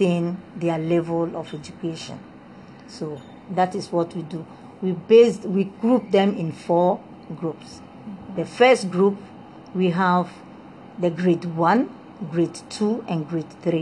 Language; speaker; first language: English; non-native, fluent; Lingala